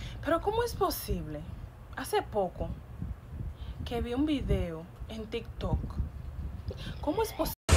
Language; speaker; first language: Spanish; non-native, fluent; Haitian Creole